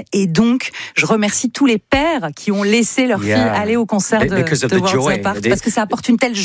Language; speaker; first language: French; native; French